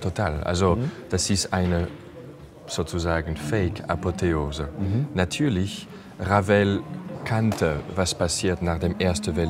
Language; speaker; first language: German; non-native, fluent; French